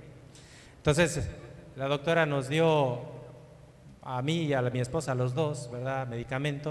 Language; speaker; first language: Spanish; native; Spanish